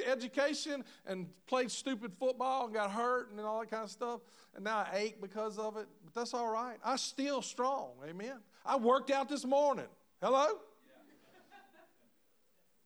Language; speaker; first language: English; native; English